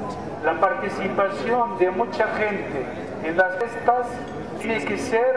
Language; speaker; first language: Spanish; non-native, fluent; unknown